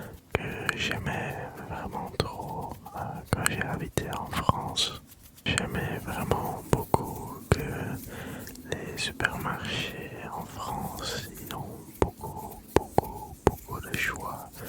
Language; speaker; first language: French; early bilingual, other home language; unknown